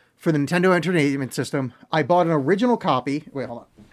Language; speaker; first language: English; native; English